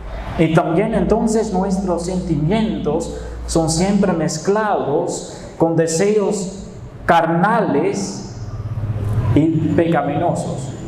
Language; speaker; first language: Spanish; non-native, fluent; Dutch